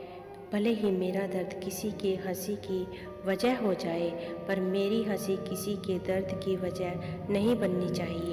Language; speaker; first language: Hindi; native; Hindi